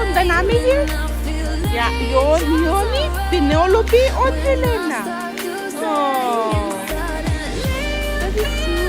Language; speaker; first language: German; non-native, learner; Filipino